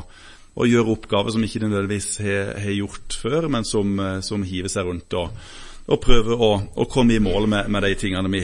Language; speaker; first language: Norwegian; native; Norwegian